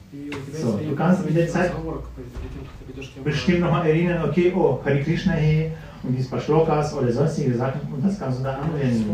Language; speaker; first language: German; non-native, learner; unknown